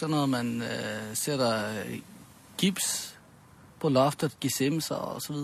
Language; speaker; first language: Danish; early bilingual, other home language; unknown